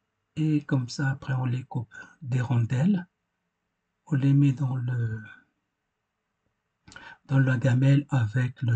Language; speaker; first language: French; non-native, fluent; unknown